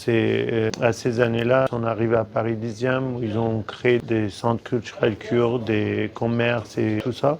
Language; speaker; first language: French; non-native, fluent; Kurdish